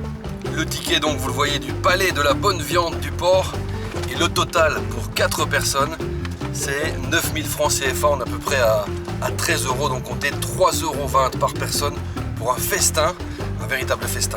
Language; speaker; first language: French; native; French